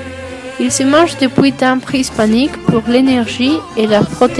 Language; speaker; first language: French; non-native, learner; Spanish